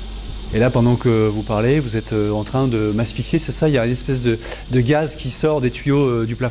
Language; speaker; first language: French; native; French